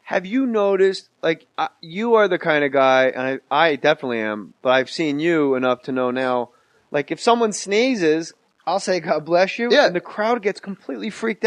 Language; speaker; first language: English; native; English